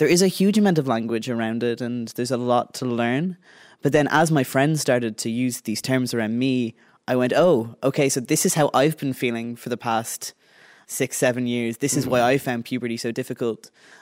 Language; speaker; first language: English; native; English